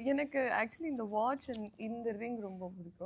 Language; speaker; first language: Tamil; non-native, learner; Telugu